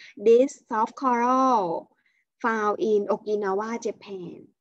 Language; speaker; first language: English; non-native, fluent; Thai